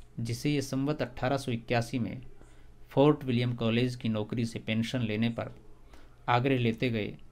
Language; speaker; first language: Hindi; native; Hindi